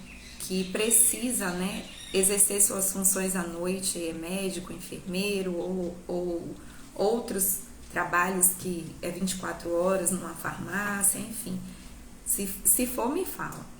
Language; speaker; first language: Portuguese; native; Portuguese